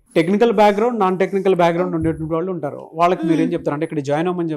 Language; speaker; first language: Telugu; native; Telugu